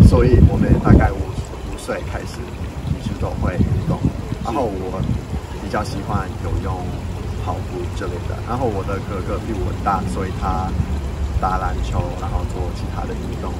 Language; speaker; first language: Chinese; non-native, fluent; English